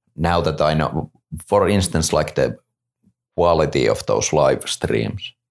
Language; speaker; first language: English; non-native, fluent; Finnish